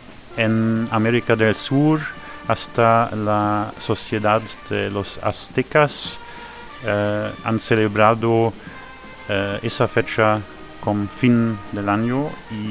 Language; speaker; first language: Spanish; non-native, fluent; French